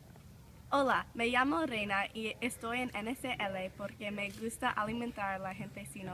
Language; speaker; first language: Spanish; non-native, learner; English